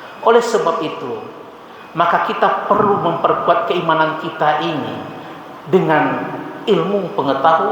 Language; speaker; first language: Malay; non-native, local second language; Minangkabau